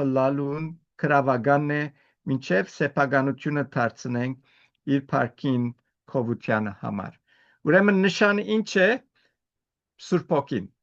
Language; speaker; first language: Armenian; early bilingual, heritage; Armenian